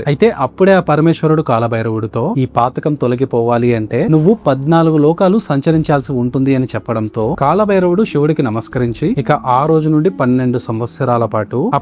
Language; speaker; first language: Telugu; native; Telugu